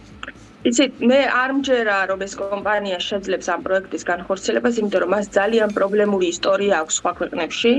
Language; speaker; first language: Georgian; native; Georgian